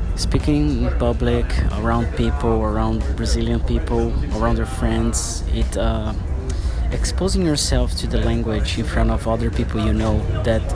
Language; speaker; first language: English; non-native, fluent; Portuguese